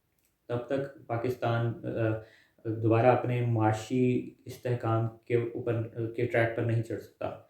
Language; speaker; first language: Urdu; native; Urdu